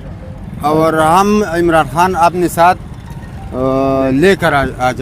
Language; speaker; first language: Hindi; non-native, local second language; Pashto